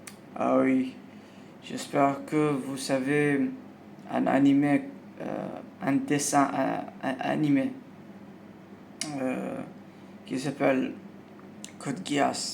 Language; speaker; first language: French; non-native, learner; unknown